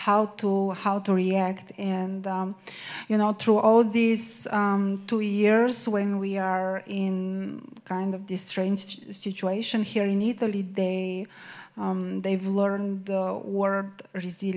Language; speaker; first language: English; non-native, fluent; Bulgarian